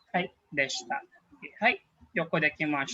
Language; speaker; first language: Japanese; non-native, fluent; Filipino